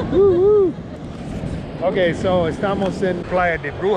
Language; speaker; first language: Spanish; non-native, learner; English